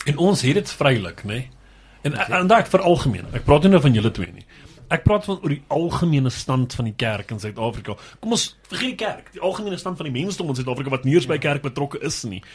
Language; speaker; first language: Afrikaans; native; Afrikaans